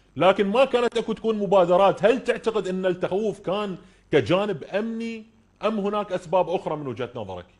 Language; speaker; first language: Arabic; native; Arabic